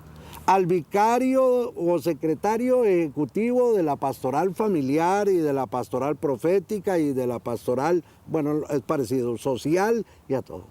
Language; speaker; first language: Spanish; native; Spanish